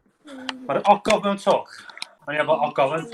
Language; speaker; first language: Welsh; native; Welsh